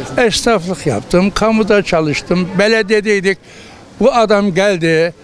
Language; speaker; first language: Turkish; native; Turkish